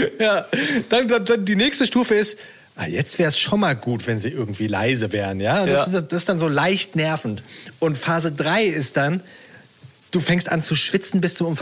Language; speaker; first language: German; native; German